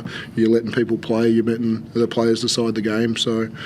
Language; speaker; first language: English; native; English